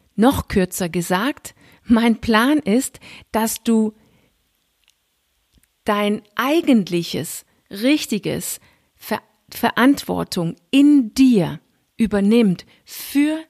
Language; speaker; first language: German; non-native, fluent; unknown